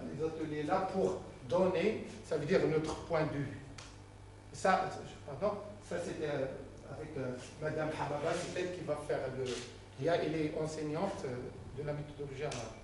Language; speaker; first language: French; non-native, local second language; Arabic